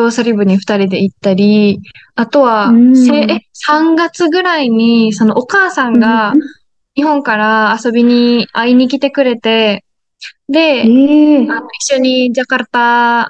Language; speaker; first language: Japanese; native; Japanese